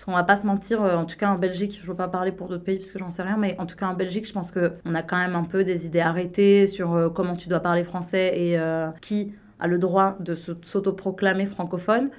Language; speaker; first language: French; native; French